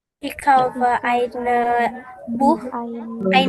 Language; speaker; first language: German; non-native, learner; Indonesian